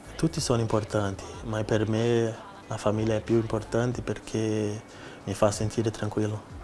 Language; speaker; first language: Italian; non-native, learner; Portuguese